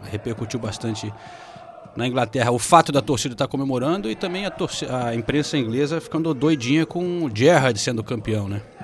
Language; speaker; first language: Portuguese; native; Portuguese